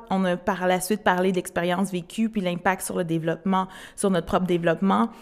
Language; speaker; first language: French; native; French